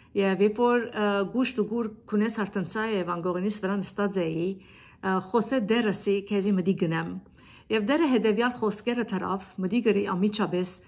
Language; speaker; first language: Armenian; native; Armenian